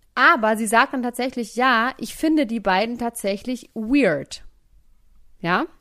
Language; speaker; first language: German; native; German